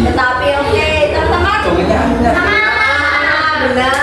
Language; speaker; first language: Indonesian; native; Indonesian